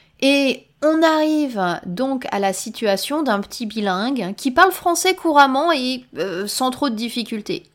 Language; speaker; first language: French; native; French